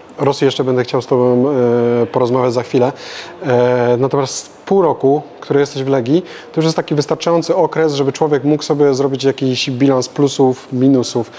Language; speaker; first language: Polish; native; Polish